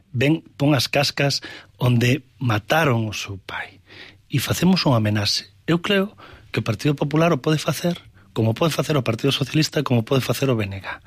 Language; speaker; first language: Galician; native; Galician